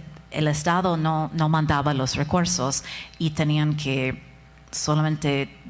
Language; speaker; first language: Spanish; non-native, fluent; English